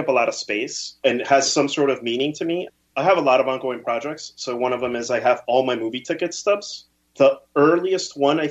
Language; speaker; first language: English; early bilingual, other home language; Spanish